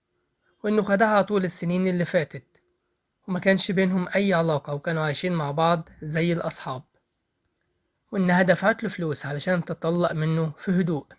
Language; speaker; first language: Arabic; native; Arabic